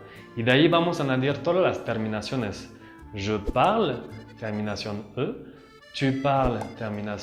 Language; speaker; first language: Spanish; non-native, fluent; French